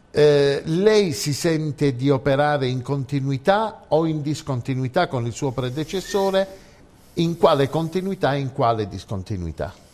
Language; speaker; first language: Italian; native; Italian